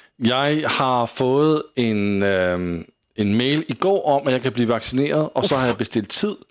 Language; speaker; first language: Swedish; non-native, learner; Danish